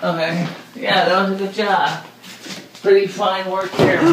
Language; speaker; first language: English; native; English